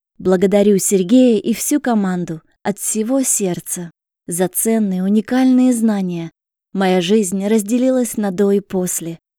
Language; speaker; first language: Russian; native; Russian